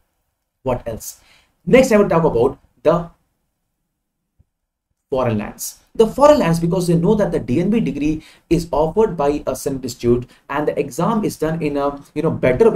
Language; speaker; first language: English; non-native, local second language; Hindi